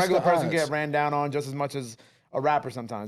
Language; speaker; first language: English; native; English